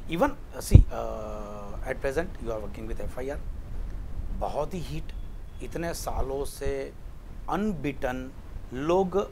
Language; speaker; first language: Hindi; non-native, local second language; Gujarati